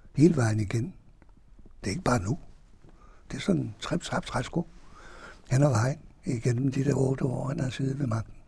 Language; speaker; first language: Danish; non-native, fluent; Hungarian